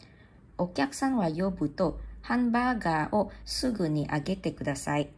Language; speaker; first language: Japanese; non-native, learner; English